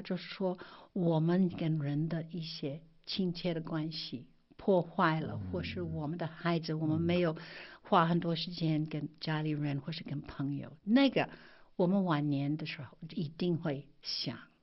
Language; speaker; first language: Chinese; non-native, fluent; English